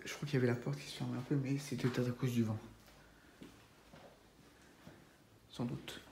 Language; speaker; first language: French; native; French